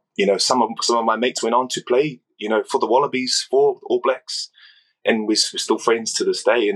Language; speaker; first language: English; native; English